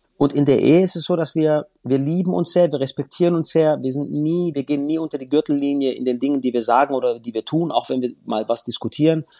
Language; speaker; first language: German; native; German